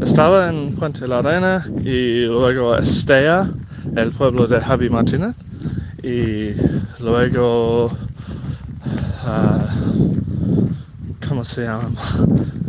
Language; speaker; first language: Spanish; non-native, fluent; English